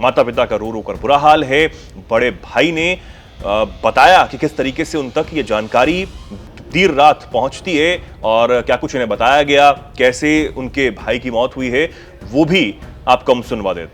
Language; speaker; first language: Hindi; native; Hindi